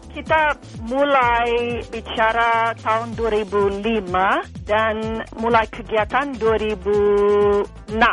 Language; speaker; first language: Indonesian; non-native, fluent; English